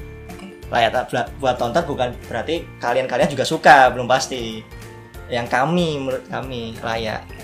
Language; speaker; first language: Indonesian; native; Indonesian